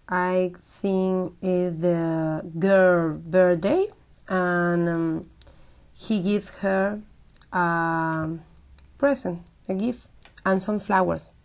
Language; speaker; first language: English; non-native, learner; Spanish